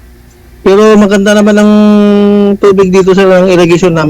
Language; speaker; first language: Filipino; non-native, local second language; Iloko